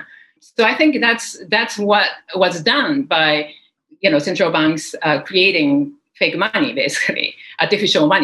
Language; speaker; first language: English; non-native, fluent; Japanese